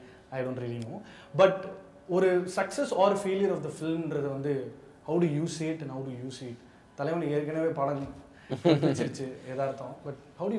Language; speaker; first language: Tamil; native; Tamil